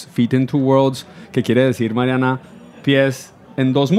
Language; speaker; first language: Spanish; native; Spanish